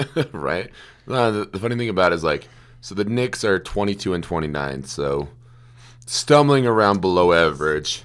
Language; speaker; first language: English; native; English